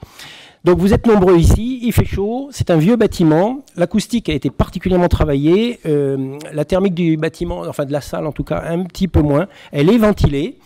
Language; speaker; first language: French; native; French